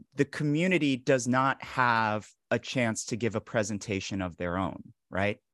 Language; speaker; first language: English; native; English